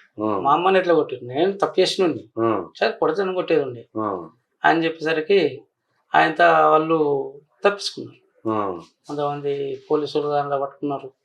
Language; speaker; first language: Telugu; native; Telugu